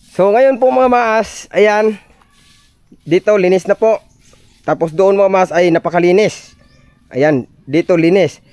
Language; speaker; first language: Filipino; non-native, local second language; Cebuano